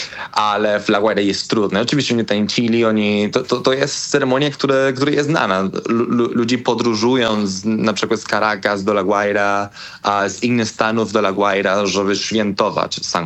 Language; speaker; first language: Polish; non-native, learner; Spanish